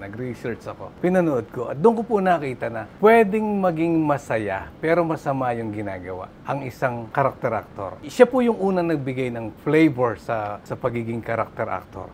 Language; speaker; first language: Filipino; native; Filipino